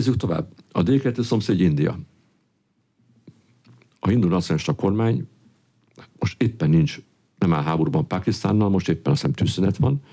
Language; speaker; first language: Hungarian; native; Hungarian